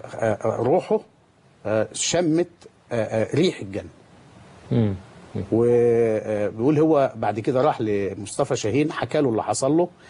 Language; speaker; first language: Arabic; native; Arabic